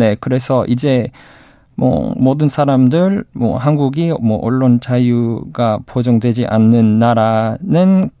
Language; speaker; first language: Korean; non-native, learner; English